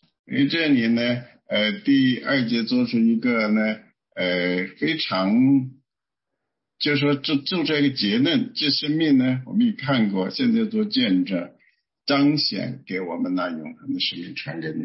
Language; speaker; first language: Chinese; native; Chinese